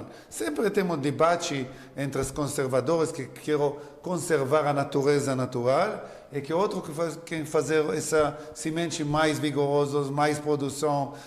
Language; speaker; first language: Portuguese; non-native, learner; Hebrew